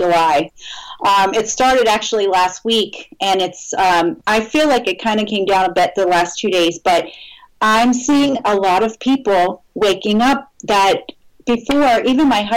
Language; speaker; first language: English; native; English